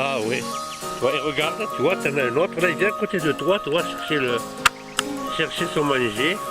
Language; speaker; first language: French; native; French